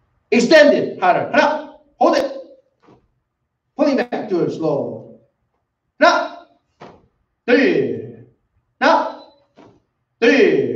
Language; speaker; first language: English; non-native, fluent; Korean